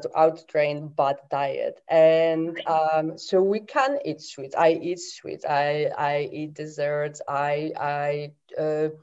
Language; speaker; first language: English; non-native, fluent; Polish